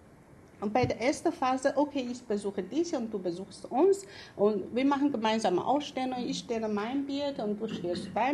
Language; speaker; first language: German; non-native, fluent; Chinese